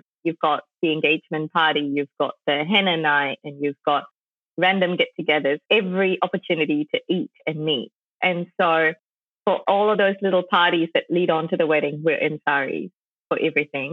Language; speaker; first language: English; non-native, local second language; Tamil